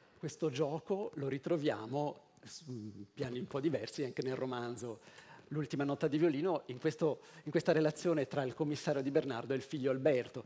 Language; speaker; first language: Italian; native; Italian